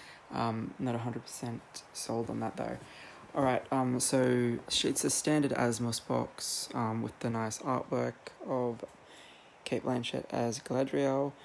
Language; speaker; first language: English; native; English